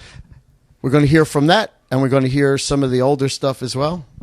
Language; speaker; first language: English; native; English